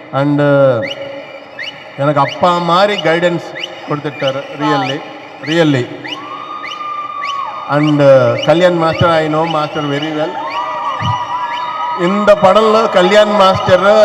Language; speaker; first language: Tamil; non-native, learner; Telugu